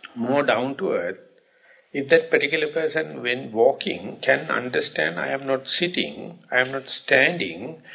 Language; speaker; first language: English; non-native, local second language; Sinhala